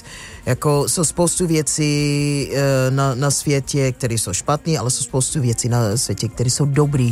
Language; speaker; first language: Czech; non-native, fluent; English